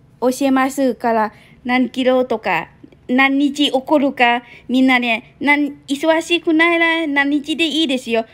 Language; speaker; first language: Japanese; non-native, learner; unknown